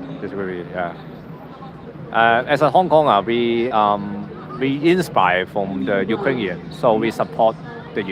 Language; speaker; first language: English; non-native, learner; Cantonese